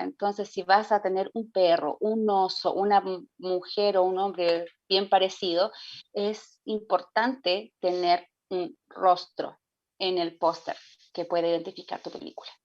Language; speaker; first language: Spanish; native; Spanish